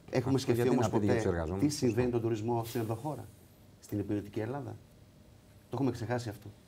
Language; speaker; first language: Greek; native; Greek